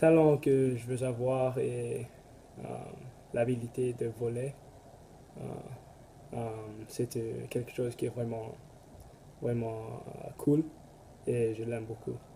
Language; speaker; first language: French; non-native, learner; English